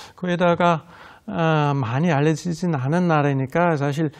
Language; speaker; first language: Korean; non-native, fluent; German